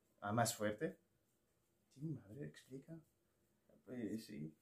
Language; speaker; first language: Spanish; non-native, learner; Arabic